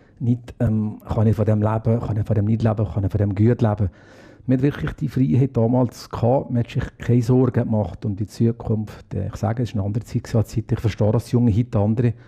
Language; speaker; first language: German; native; German